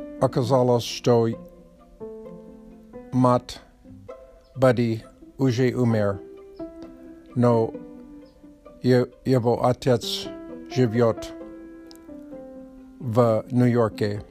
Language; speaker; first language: Russian; non-native, learner; Polish